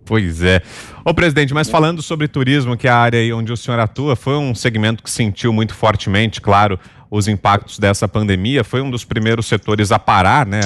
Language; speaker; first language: Portuguese; native; Portuguese